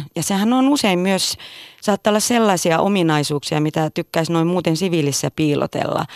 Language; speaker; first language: Finnish; native; Finnish